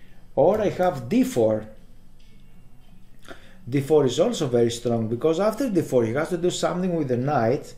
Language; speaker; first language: English; non-native, fluent; Greek